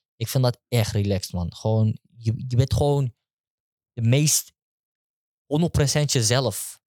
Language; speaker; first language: Dutch; early bilingual, other home language; Turkish